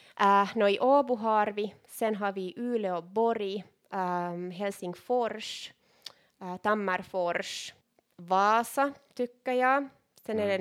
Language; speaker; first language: Swedish; non-native, local second language; Finnish